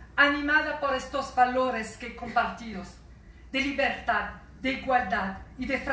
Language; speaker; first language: Spanish; non-native, fluent; French